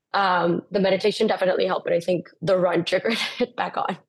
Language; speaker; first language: English; non-native, fluent; Spanish